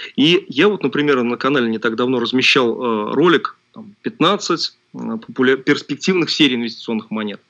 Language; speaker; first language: Russian; native; Russian